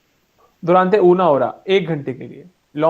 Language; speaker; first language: Spanish; non-native, fluent; Hindi